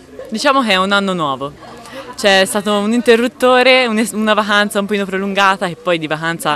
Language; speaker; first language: Italian; native; Italian